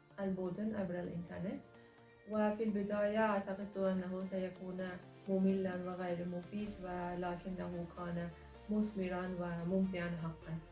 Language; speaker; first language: Arabic; non-native, learner; Azerbaijani